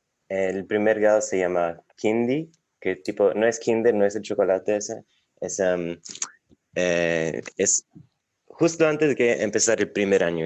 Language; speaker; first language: Spanish; non-native, fluent; English